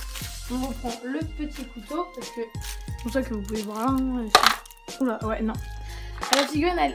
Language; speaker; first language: French; native; French